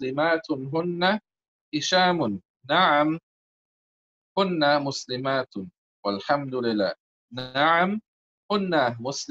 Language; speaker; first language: Arabic; non-native, fluent; English